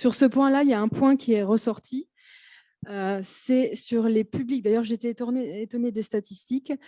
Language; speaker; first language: French; native; French